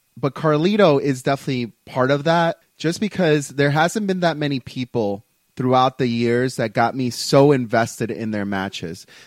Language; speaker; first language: English; native; English